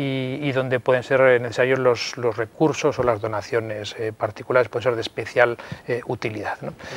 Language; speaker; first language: Spanish; native; Spanish